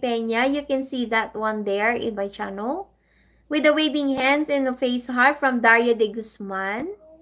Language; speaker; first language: English; non-native, local second language; Filipino